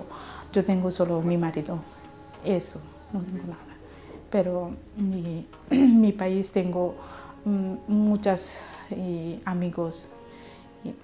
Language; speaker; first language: Spanish; non-native, learner; Bangla